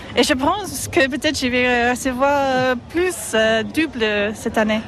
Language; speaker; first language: French; non-native, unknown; English